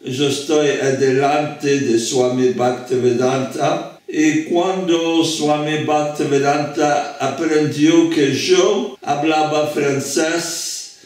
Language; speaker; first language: Spanish; non-native, fluent; French